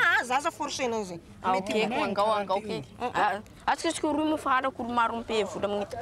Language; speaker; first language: French; non-native, learner; Malagasy